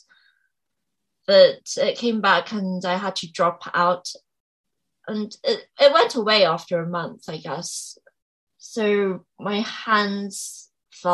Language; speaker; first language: English; native; English